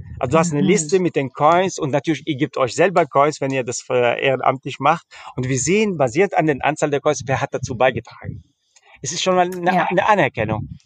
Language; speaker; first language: German; early bilingual, heritage; German